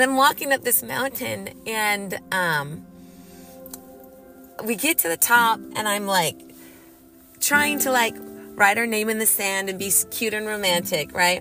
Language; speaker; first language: English; native; English